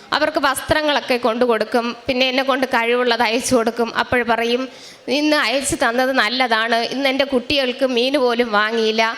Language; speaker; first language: Malayalam; native; Malayalam